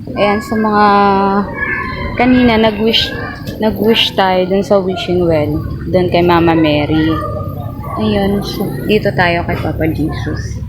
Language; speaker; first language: Filipino; native; Filipino